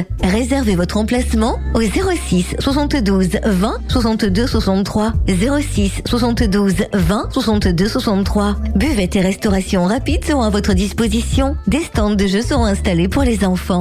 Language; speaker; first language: French; native; French